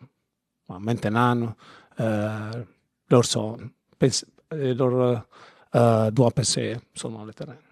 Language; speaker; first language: French; non-native, learner; Italian